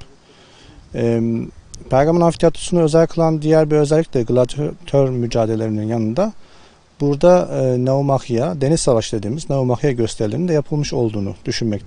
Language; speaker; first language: Turkish; native; Turkish